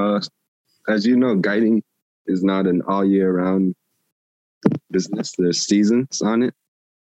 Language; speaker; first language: English; native; English